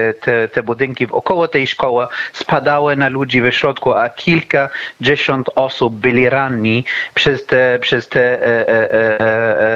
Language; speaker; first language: Polish; non-native, learner; Arabic